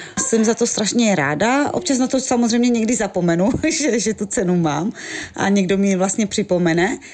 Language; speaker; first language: Czech; non-native, local second language; Romany